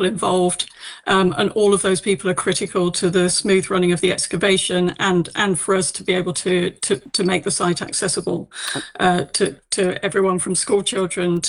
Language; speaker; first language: English; native; English